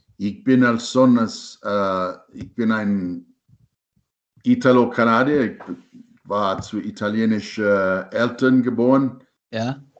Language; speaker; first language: German; non-native, learner; English